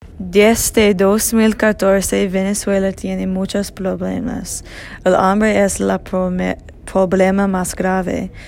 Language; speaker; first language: Spanish; non-native, learner; English